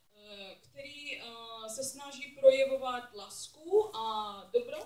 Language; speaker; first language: Czech; non-native, learner; English